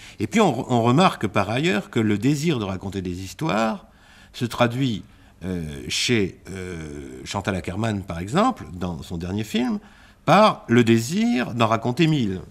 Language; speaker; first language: French; native; French